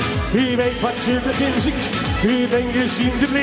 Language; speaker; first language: Dutch; native; Dutch